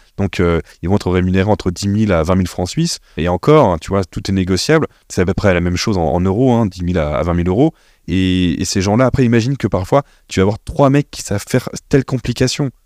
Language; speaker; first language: French; native; French